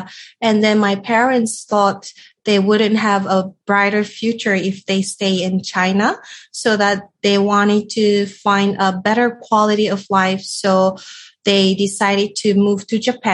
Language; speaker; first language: English; non-native, fluent; Japanese